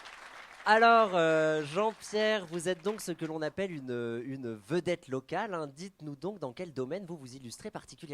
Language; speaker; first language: French; native; French